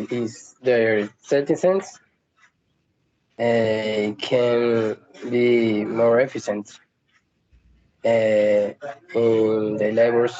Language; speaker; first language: English; non-native, learner; Spanish